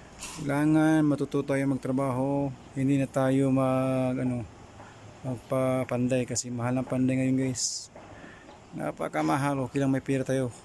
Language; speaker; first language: Filipino; non-native, local second language; Cebuano